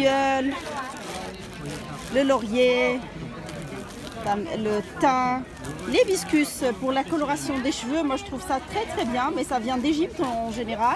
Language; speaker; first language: French; native; French